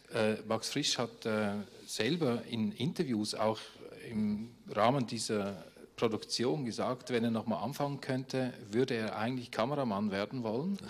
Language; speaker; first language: German; native; German